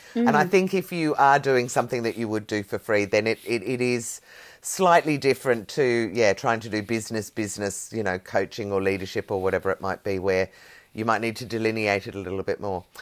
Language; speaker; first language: English; native; English